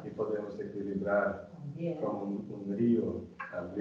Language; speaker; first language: Spanish; non-native, learner; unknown